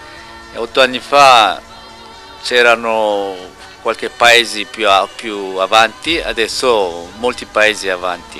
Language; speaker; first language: Italian; non-native, learner; Korean